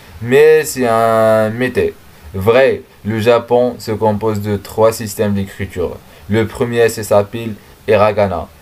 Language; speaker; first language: French; non-native, learner; Arabic